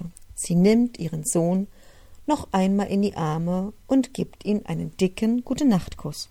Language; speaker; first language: German; native; German